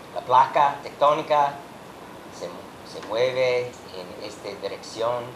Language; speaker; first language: Spanish; non-native, learner; English